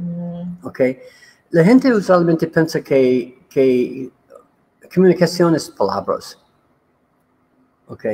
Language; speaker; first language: Spanish; non-native, learner; English